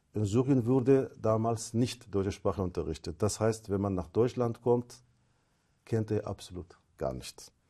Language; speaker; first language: German; non-native, fluent; Arabic